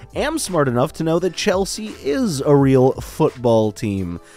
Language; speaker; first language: English; native; English